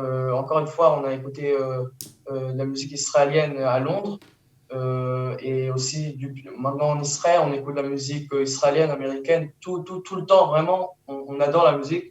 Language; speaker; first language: French; early bilingual, heritage; French